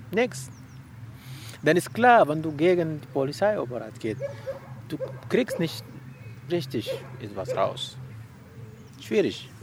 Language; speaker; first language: German; non-native, learner; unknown